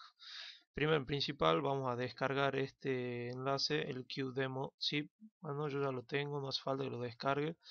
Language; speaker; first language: Spanish; native; Spanish